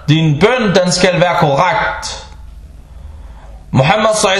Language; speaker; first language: Danish; early bilingual, other home language; Arabic